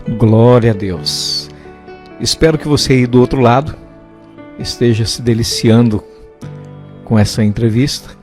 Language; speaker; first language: Portuguese; native; Portuguese